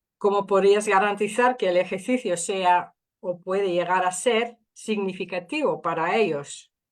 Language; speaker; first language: Spanish; non-native, fluent; Dutch